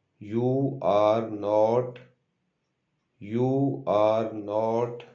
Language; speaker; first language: English; non-native, local second language; Urdu